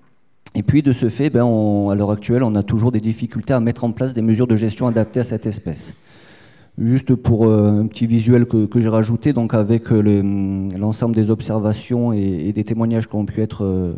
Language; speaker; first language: French; native; French